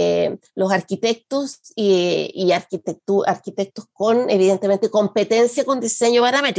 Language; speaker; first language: Spanish; native; Spanish